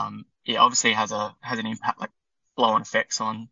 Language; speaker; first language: English; native; English